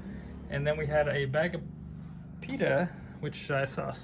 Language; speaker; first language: English; native; English